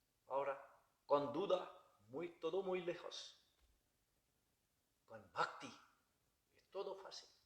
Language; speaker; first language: Spanish; non-native, learner; Bangla